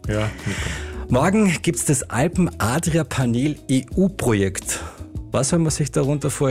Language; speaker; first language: German; native; German